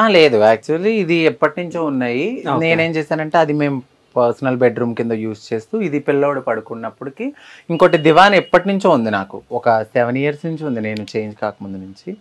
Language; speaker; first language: Telugu; native; Telugu